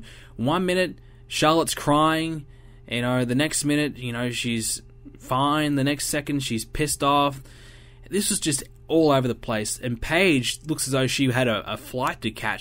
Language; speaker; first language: English; native; English